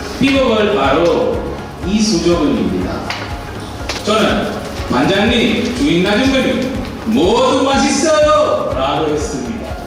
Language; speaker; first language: Korean; non-native, learner; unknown